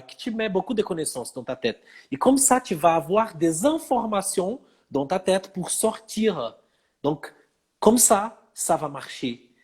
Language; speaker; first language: French; non-native, fluent; Portuguese